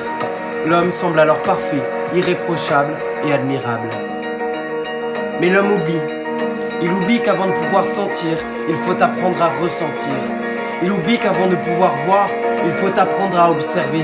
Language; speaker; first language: French; native; French